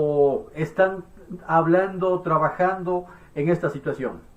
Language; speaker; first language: Spanish; native; Spanish